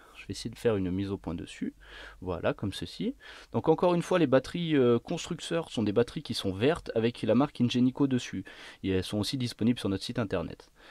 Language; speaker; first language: French; native; French